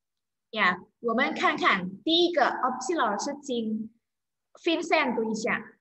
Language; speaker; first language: Chinese; non-native, fluent; Indonesian